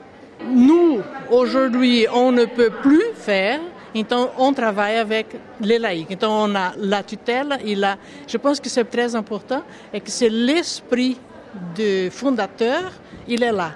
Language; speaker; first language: French; non-native, local second language; Portuguese